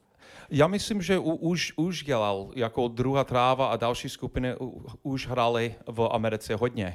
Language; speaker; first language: Czech; non-native, learner; English